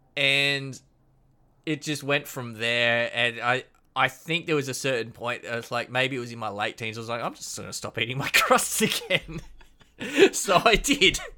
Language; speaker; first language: English; native; English